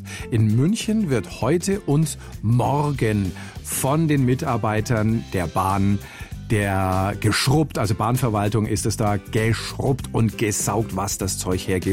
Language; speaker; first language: German; native; German